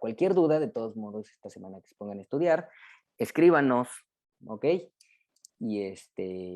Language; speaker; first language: Spanish; native; Spanish